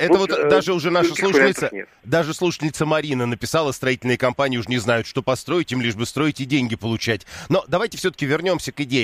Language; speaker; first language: Russian; native; Russian